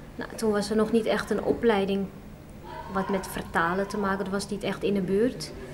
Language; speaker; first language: Dutch; early bilingual, other home language; Arabic